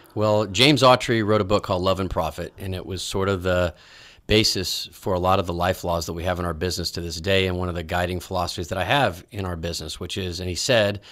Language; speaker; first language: English; native; English